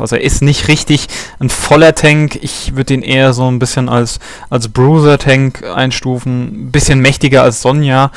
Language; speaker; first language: German; native; German